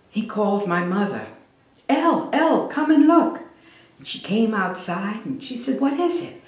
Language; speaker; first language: English; native; English